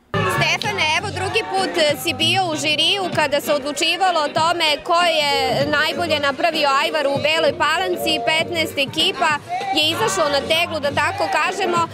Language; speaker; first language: Serbian; native; Serbian